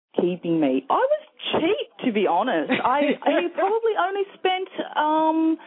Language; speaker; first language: English; native; English